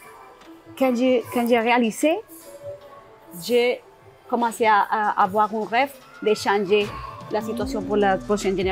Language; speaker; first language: French; non-native, learner; Spanish